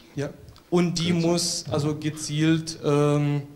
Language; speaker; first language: German; non-native, fluent; Russian